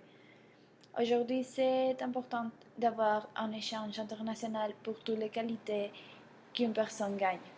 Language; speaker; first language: French; non-native, learner; Spanish